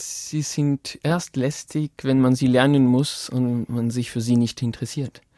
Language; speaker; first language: German; non-native, fluent; French